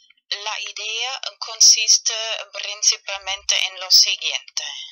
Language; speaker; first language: Spanish; non-native, fluent; German